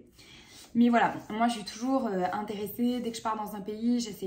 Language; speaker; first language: French; native; French